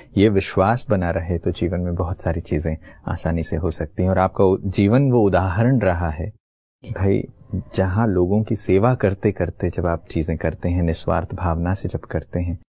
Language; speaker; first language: Hindi; native; Hindi